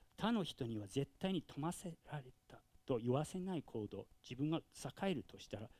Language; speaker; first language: Japanese; non-native, fluent; English